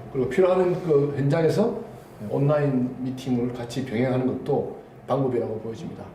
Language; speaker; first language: Korean; native; Korean